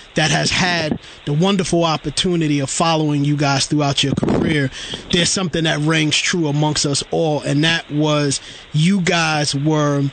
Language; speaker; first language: English; native; English